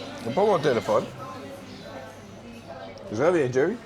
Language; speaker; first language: French; native; French